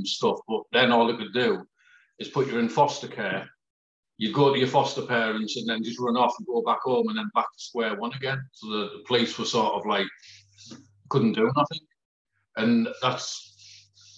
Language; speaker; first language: English; native; English